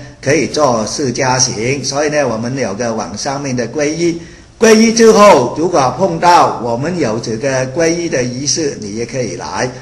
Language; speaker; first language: Chinese; non-native, local second language; Cantonese